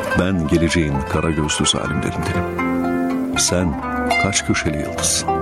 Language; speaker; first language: Turkish; native; Turkish